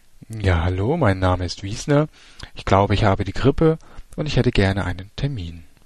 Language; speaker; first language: German; native; German